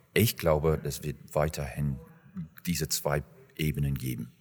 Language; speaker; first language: German; non-native, fluent; English